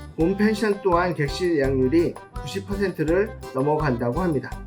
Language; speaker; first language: Korean; native; Korean